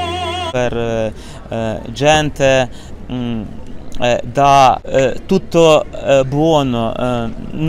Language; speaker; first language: Italian; non-native, learner; Ukrainian